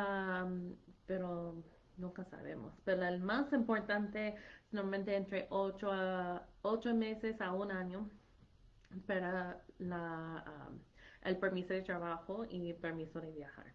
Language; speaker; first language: Spanish; non-native, fluent; English